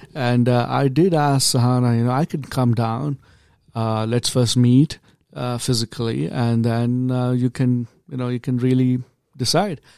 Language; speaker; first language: English; non-native, local second language; Kannada